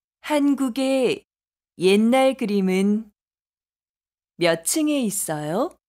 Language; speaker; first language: Korean; non-native, fluent; Arabic